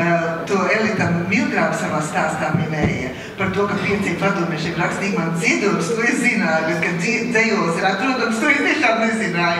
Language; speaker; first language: Latvian; native; Latvian